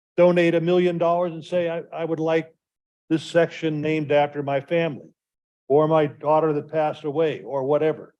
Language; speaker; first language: English; native; English